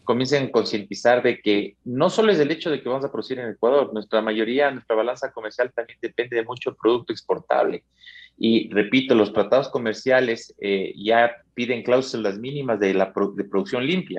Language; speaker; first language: Spanish; native; Spanish